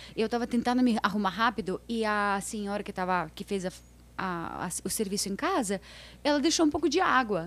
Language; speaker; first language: Portuguese; non-native, fluent; Russian